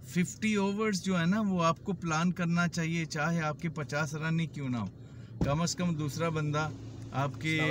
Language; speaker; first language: Urdu; native; Urdu